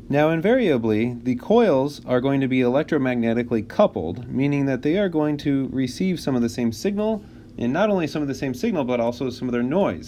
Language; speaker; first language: English; native; English